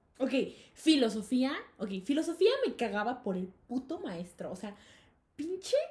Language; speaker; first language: Spanish; native; Spanish